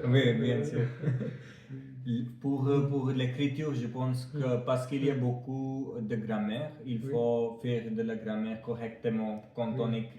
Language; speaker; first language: French; non-native, fluent; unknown